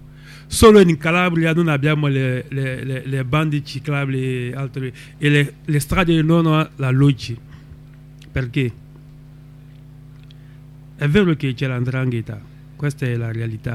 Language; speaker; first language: Italian; non-native, local second language; French